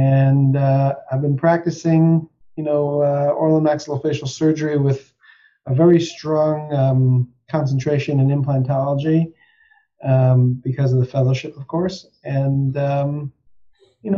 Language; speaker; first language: English; native; English